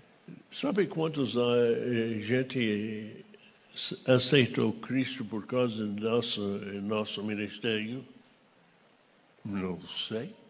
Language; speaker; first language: Portuguese; non-native, fluent; English